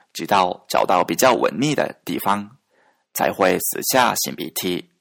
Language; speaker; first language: Chinese; non-native, fluent; Japanese